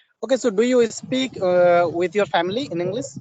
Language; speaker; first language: English; non-native, learner; Bangla